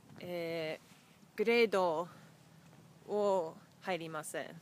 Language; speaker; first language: Japanese; non-native, learner; English